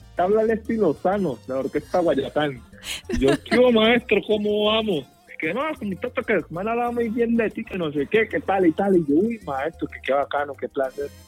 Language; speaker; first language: Spanish; native; Spanish